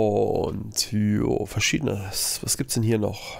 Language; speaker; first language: German; native; German